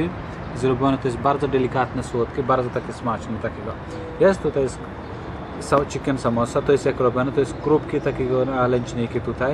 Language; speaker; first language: Polish; non-native, learner; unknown